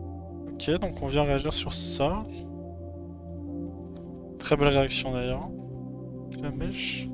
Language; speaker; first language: French; native; French